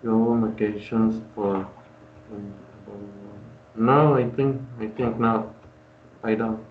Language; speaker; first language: English; non-native, learner; Spanish